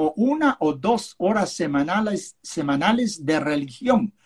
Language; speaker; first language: Spanish; non-native, local second language; Yiddish